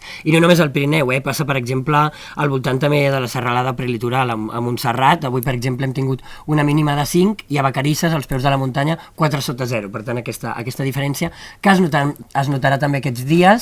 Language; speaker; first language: Catalan; native; Catalan